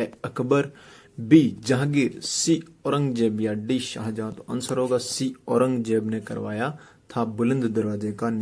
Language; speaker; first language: Hindi; native; Hindi